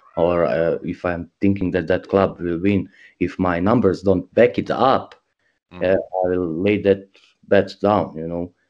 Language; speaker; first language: English; non-native, learner; Croatian